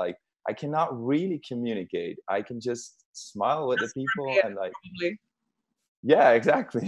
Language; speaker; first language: English; non-native, fluent; Dutch